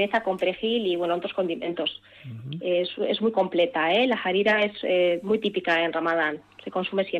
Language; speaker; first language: Spanish; early bilingual, other home language; Arabic